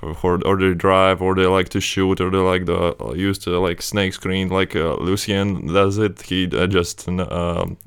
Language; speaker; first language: English; non-native, fluent; Latvian